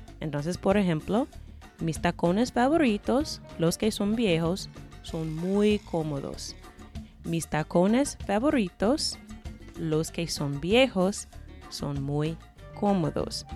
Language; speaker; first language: Spanish; non-native, fluent; English